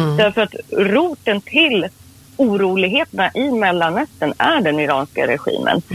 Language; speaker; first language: Swedish; early bilingual, other home language; Persian